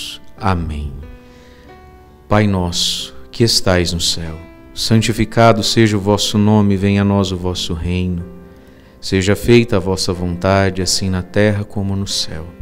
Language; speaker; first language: Portuguese; native; Portuguese